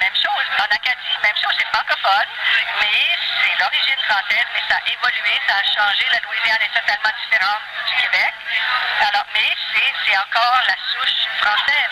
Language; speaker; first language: French; native; French